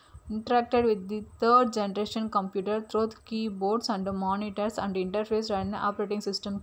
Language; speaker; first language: English; non-native, local second language; Tamil